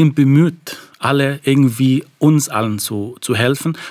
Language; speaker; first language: German; non-native, fluent; Arabic